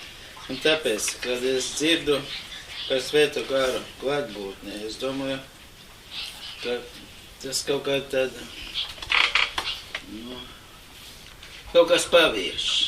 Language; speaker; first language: Latvian; non-native, local second language; Russian